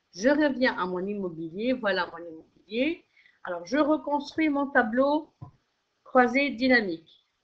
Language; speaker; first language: French; non-native, local second language; Arabic